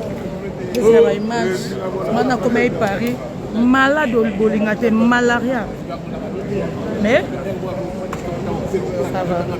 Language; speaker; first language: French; non-native, local second language; Lingala